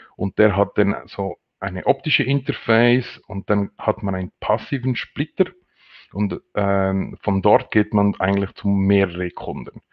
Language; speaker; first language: German; non-native, local second language; French